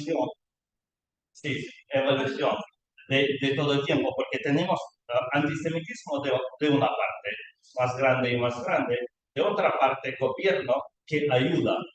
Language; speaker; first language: Spanish; non-native, learner; Lithuanian